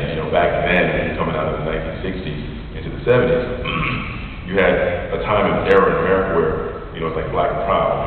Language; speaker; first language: English; native; English